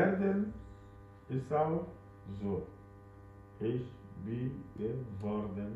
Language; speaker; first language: German; non-native, fluent; French